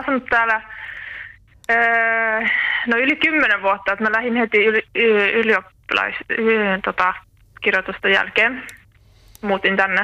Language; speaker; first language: Finnish; native; Finnish